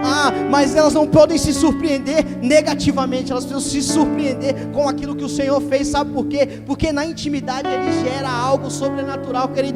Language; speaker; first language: Portuguese; native; Portuguese